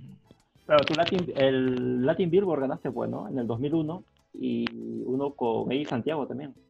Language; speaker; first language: Spanish; native; Spanish